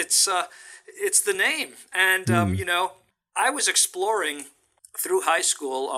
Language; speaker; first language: English; native; English